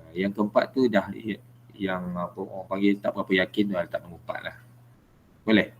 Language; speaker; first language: Malay; native; Malay